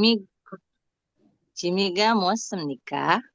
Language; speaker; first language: Korean; non-native, learner; Indonesian